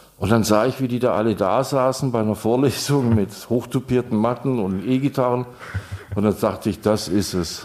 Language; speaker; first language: German; non-native, fluent; Czech